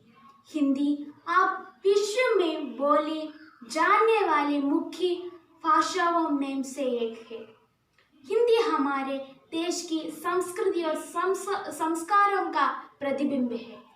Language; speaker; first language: Hindi; non-native, local second language; Malayalam